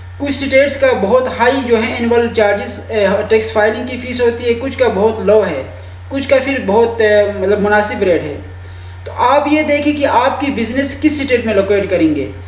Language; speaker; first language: Urdu; non-native, local second language; Shina